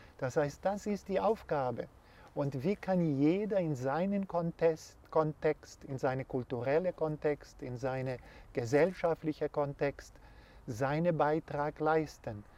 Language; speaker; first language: German; non-native, fluent; Portuguese